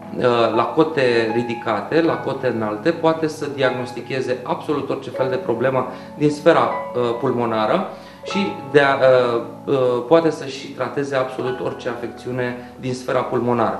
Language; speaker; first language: Romanian; native; Romanian